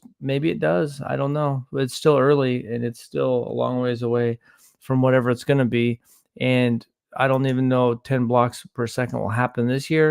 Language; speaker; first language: English; native; English